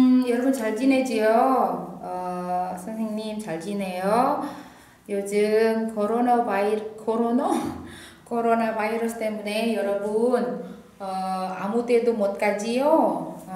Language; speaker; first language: Korean; non-native, fluent; Indonesian